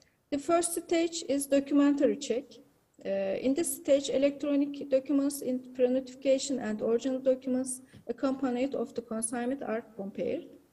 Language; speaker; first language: English; non-native, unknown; Turkish